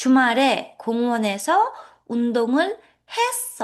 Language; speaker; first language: Korean; non-native, fluent; Uzbek